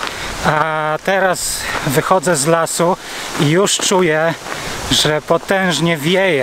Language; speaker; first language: Polish; native; Polish